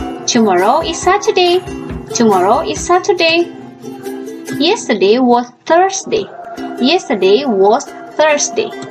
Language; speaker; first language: English; non-native, fluent; Indonesian